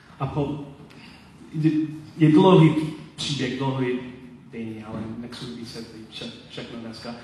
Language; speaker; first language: Czech; non-native, learner; Polish